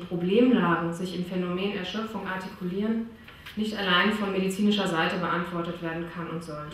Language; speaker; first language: German; native; German